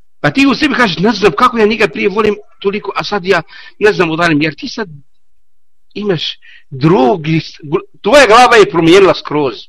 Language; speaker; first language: Bosnian; non-native, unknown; Arabic